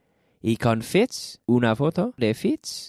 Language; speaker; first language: Spanish; non-native, fluent; English